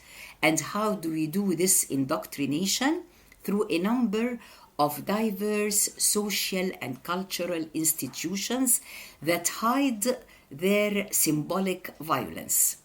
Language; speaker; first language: English; non-native, fluent; Arabic